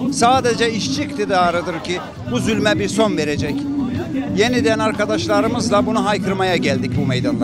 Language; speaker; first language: Turkish; non-native, fluent; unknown